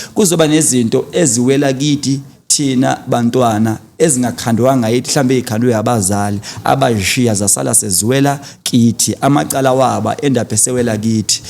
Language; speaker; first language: Zulu; native; Zulu